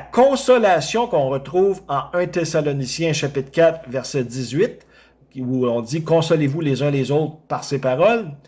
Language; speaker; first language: French; native; French